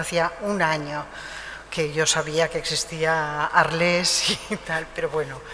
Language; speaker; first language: Spanish; native; Spanish